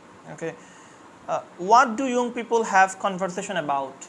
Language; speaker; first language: English; non-native, fluent; Bangla